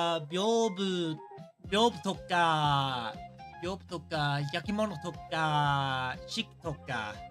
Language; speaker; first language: Japanese; non-native, learner; English